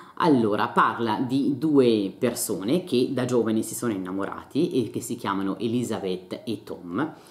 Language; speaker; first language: Italian; native; Italian